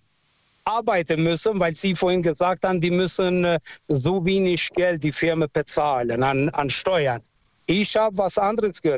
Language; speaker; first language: German; non-native, local second language; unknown